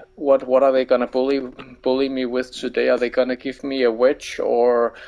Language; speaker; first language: English; non-native, fluent; Danish